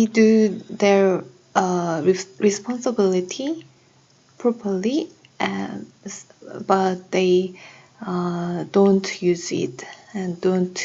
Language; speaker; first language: English; non-native, learner; Korean